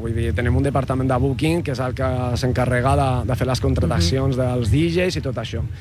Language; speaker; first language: Catalan; non-native, local second language; Spanish